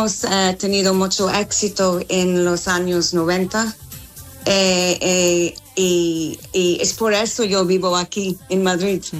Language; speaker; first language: Spanish; non-native, learner; English